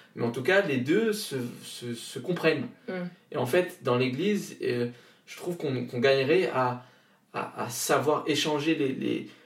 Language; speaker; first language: French; native; French